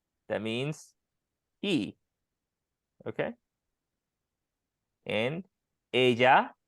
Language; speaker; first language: English; non-native, fluent; Chinese